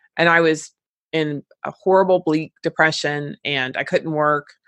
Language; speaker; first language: English; native; English